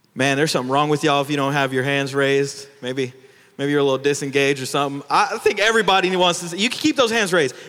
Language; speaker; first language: English; early bilingual, other home language; Filipino